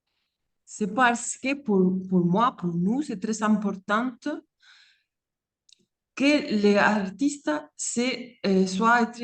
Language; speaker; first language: French; non-native, fluent; Spanish